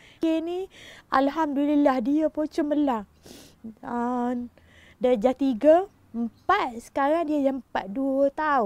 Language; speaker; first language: Malay; native; Malay